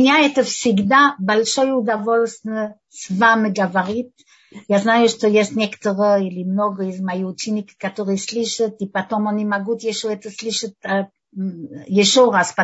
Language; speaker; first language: Russian; early bilingual, heritage; Russian